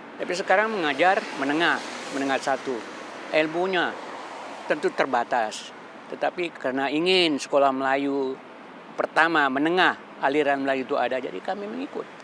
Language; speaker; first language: Malay; native; Malay